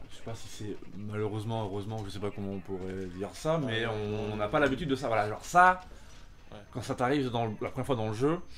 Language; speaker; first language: French; native; French